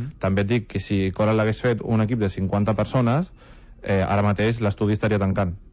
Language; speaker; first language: Catalan; non-native, local second language; Spanish